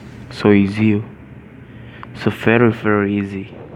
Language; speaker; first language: English; non-native, learner; Indonesian